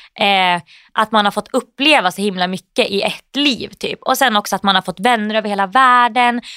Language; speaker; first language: Swedish; native; Swedish